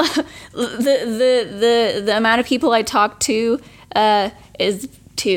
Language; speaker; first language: English; non-native, fluent; German